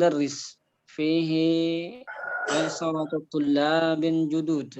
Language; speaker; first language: Arabic; non-native, fluent; Indonesian